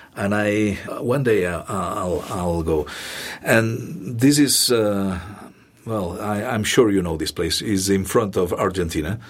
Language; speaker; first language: English; non-native, fluent; Spanish